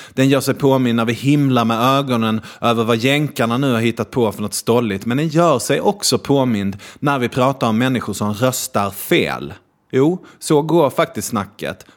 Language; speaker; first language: Swedish; native; Swedish